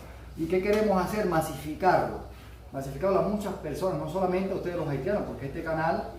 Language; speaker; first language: Spanish; native; Spanish